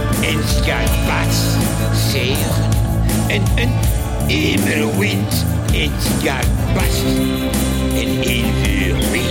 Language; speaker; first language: Dutch; non-native, learner; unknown